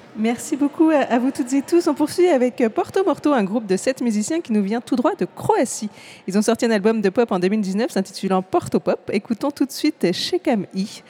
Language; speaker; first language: French; native; French